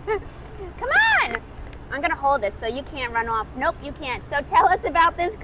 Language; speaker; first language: English; native; English